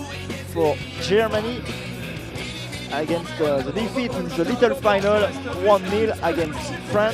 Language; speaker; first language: English; non-native, learner; French